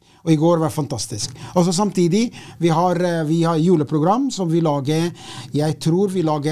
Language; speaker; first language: Swedish; non-native, fluent; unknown